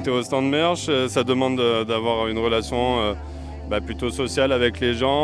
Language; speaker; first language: French; native; French